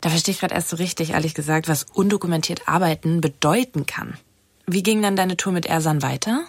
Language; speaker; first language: German; native; German